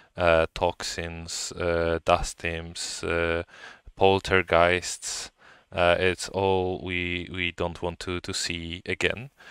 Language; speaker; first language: English; non-native, fluent; Polish